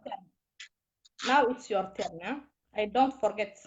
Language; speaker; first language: English; non-native, learner; Somali